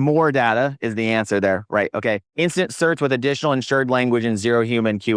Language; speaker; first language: English; native; English